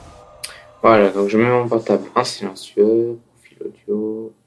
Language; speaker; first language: French; native; French